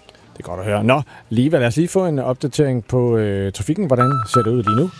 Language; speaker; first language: Danish; native; Danish